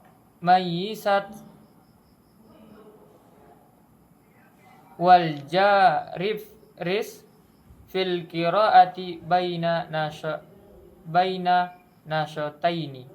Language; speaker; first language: Arabic; non-native, learner; Indonesian